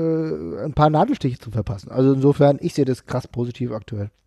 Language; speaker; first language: German; native; German